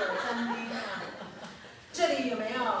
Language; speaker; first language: Chinese; non-native, fluent; Filipino